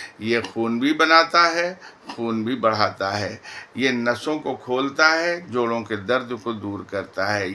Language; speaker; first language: Urdu; native; Urdu